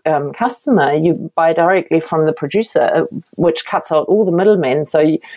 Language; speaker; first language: English; non-native, fluent; German